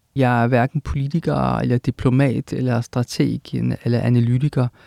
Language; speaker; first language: Danish; native; Danish